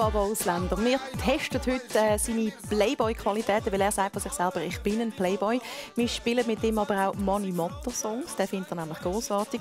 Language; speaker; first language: German; native; German